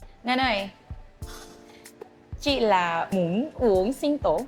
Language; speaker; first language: Vietnamese; non-native, learner; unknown